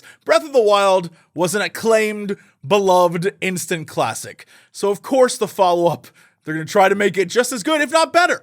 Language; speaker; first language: English; native; English